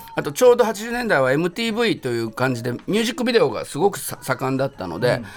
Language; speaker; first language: Japanese; native; Japanese